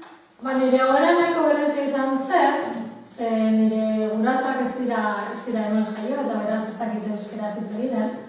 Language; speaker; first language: Basque; non-native, local second language; Spanish